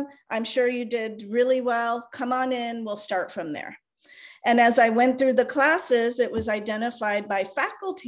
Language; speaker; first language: English; non-native, local second language; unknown